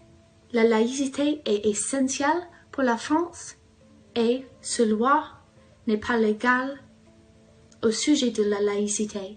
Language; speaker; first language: French; non-native, learner; English